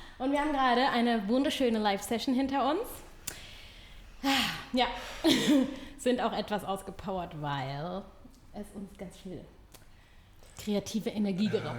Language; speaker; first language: German; native; German